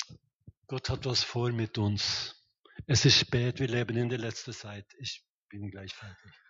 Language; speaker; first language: German; non-native, fluent; Norwegian